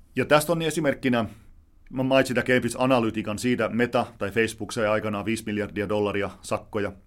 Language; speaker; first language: Finnish; native; Finnish